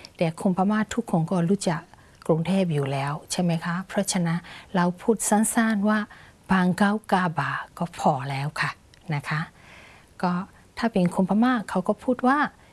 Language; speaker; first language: Thai; native; Thai